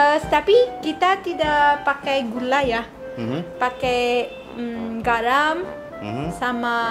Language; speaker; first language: Indonesian; non-native, fluent; Manipuri